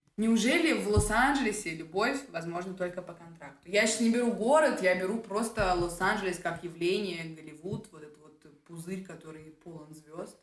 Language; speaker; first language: Russian; native; Russian